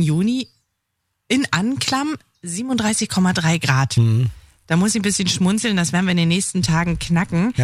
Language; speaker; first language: German; native; German